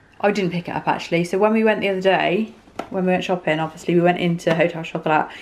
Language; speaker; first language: English; native; English